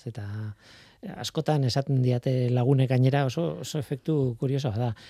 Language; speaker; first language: Basque; native; Basque